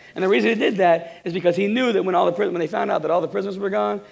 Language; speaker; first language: English; native; English